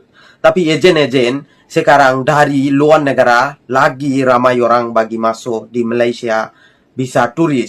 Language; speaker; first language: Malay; non-native, fluent; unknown